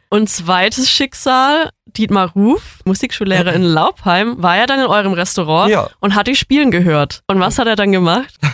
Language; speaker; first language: German; native; German